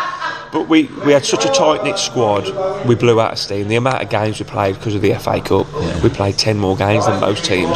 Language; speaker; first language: English; native; English